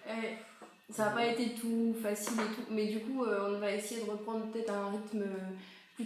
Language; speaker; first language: French; native; French